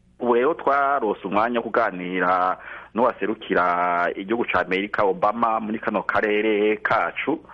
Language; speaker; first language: Rundi; native; Rundi